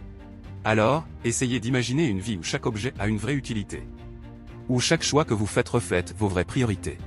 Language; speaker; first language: French; native; French